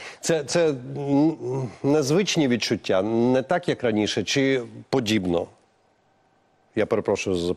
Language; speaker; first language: Ukrainian; native; Ukrainian